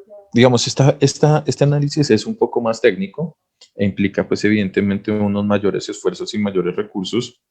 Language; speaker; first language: Spanish; native; Spanish